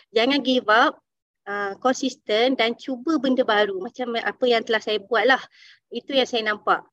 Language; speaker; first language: Malay; native; Malay